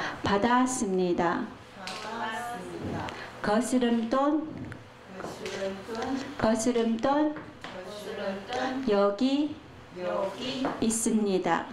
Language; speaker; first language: Korean; non-native, fluent; Chinese